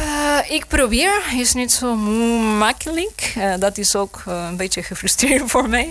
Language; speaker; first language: Dutch; non-native, learner; Spanish